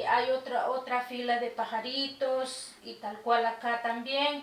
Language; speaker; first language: Spanish; non-native, local second language; Kʼicheʼ